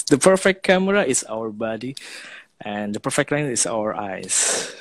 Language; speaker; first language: English; non-native, fluent; Indonesian